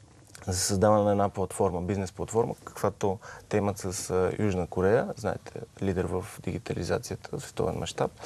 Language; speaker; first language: Bulgarian; native; Bulgarian